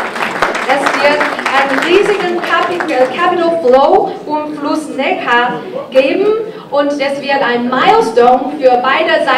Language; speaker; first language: German; non-native, fluent; Chinese